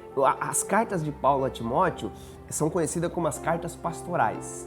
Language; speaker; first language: Portuguese; native; Portuguese